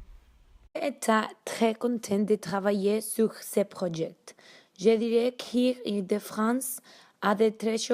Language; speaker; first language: French; non-native, learner; Spanish